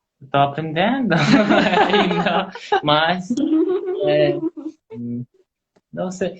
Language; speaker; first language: Portuguese; non-native, learner; Polish